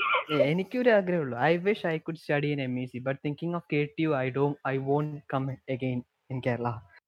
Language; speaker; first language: English; non-native, local second language; Malayalam